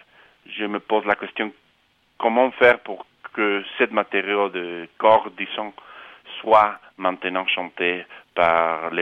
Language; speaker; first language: French; non-native, fluent; Spanish